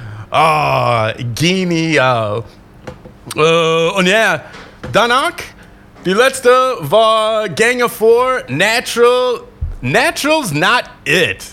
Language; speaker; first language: German; non-native, fluent; English